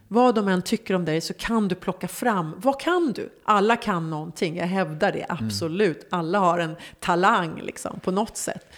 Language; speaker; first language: Swedish; early bilingual, other home language; Persian